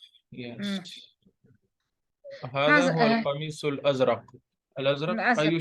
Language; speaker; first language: Arabic; non-native, fluent; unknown